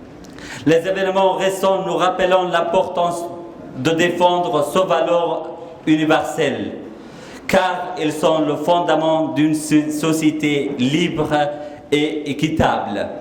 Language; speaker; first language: French; non-native, fluent; Persian